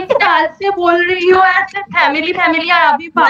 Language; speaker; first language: Hindi; non-native, local second language; Bangla